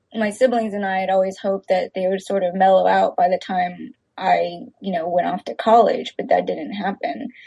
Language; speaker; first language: English; native; English